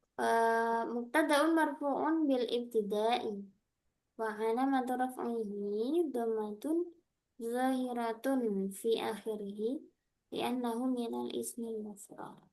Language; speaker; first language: Arabic; non-native, fluent; Indonesian